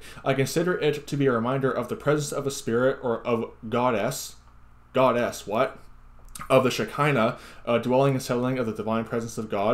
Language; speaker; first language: English; native; English